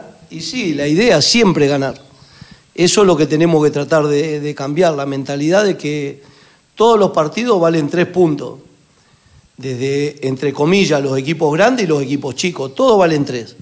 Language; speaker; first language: Spanish; native; Spanish